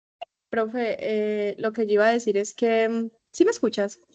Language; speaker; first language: Spanish; native; Spanish